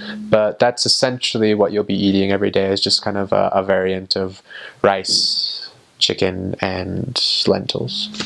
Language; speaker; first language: English; native; English